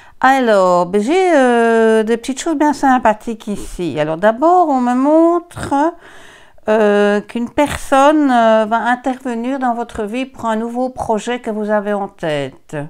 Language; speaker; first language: French; native; French